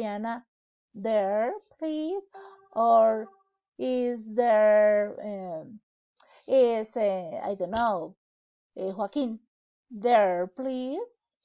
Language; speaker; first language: English; non-native, learner; Spanish